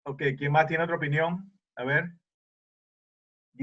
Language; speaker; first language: Spanish; native; Spanish